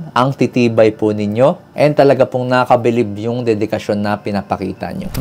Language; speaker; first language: Filipino; native; Filipino